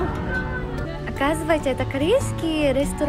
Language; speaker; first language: Russian; non-native, learner; Korean